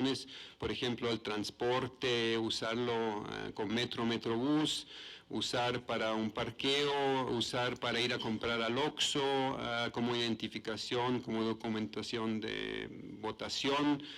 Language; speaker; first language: Spanish; non-native, fluent; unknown